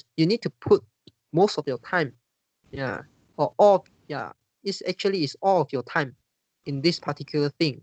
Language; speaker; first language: English; non-native, fluent; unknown